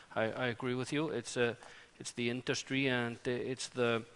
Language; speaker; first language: English; non-native, fluent; Icelandic